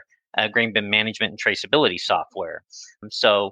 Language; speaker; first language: English; native; English